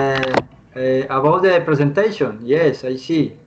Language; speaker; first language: English; non-native, learner; Spanish